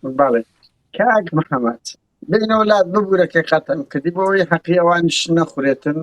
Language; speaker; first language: Central Kurdish; non-native, local second language; Kurdish